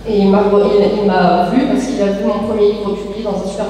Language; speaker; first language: French; native; French